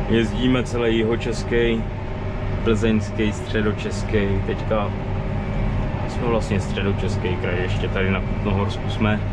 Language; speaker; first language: Czech; native; Czech